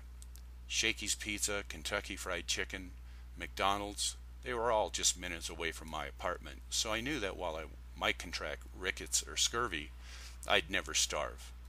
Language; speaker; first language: English; native; English